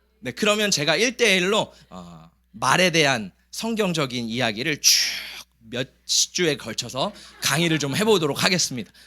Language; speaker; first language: Korean; early bilingual, heritage; Korean